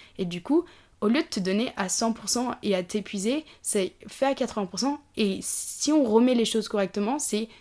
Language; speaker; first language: French; native; French